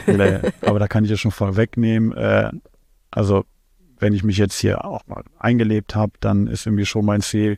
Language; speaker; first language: German; native; German